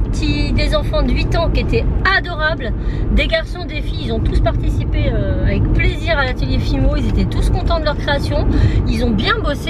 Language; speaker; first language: French; native; French